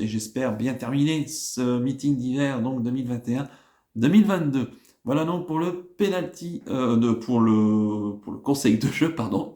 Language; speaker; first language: French; native; French